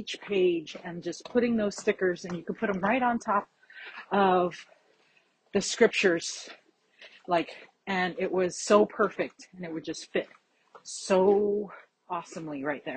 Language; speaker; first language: English; native; English